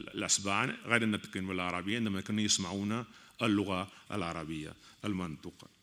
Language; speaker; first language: Arabic; non-native, fluent; Catalan